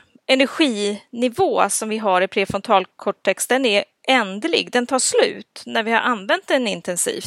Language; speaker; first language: Swedish; native; Swedish